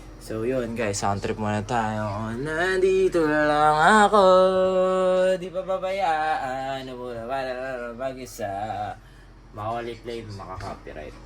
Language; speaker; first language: Filipino; non-native, local second language; Hiligaynon